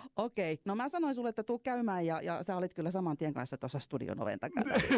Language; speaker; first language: Finnish; native; Finnish